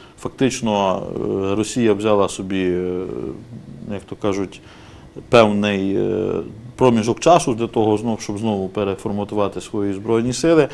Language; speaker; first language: Ukrainian; native; Ukrainian